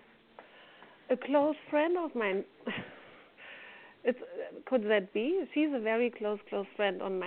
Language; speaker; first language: English; non-native, fluent; German